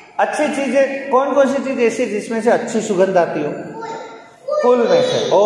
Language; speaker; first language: Hindi; non-native, local second language; Gujarati